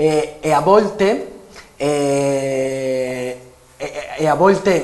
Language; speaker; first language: Italian; non-native, learner; Spanish